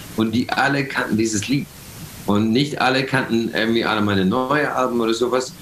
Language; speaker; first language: German; non-native, fluent; English